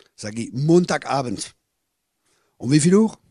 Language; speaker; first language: German; non-native, fluent; French